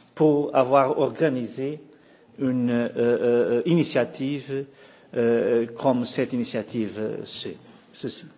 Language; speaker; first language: French; non-native, fluent; Portuguese